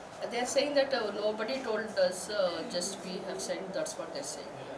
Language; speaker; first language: English; non-native, local second language; Telugu